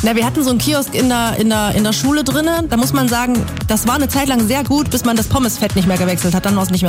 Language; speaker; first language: German; native; German